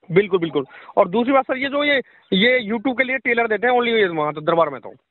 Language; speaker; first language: Hindi; native; Hindi